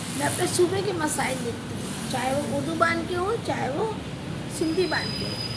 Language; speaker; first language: Urdu; native; Urdu